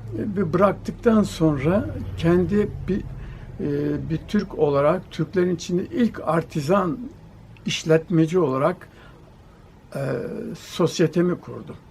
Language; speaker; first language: Turkish; native; Turkish